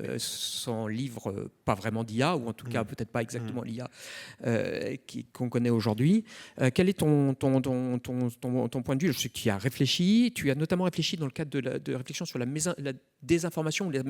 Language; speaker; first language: French; native; French